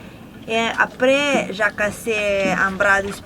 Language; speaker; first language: French; non-native, learner; Italian